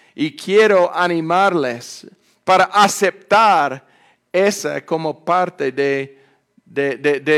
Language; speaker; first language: Spanish; non-native, fluent; English